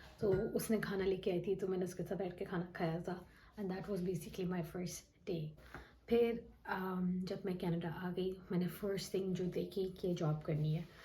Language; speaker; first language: Urdu; native; Urdu